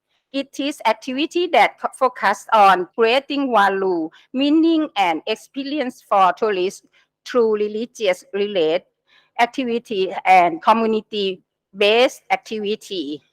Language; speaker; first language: English; non-native, learner; Thai